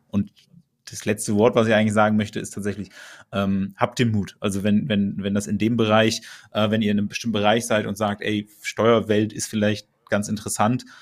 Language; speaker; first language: German; native; German